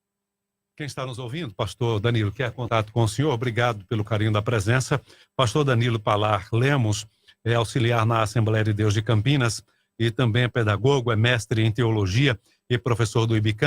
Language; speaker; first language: Portuguese; native; Portuguese